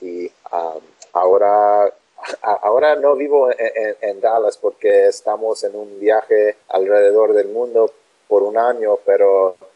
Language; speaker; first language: Spanish; non-native, learner; English